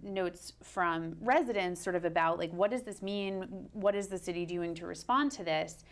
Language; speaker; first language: English; native; English